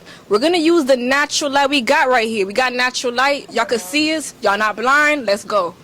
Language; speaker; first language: English; native; English